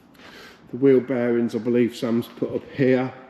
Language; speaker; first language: English; native; English